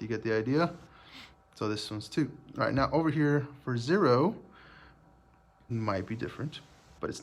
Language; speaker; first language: English; native; English